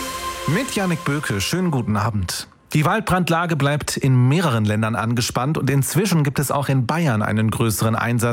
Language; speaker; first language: German; native; German